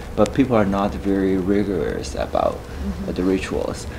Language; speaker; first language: English; non-native, fluent; Chinese